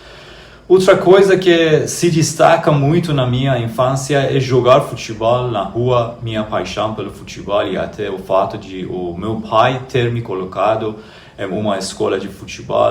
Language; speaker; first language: Portuguese; non-native, fluent; Persian